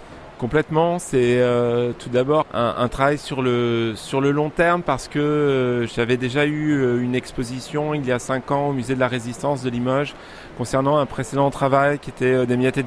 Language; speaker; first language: French; native; French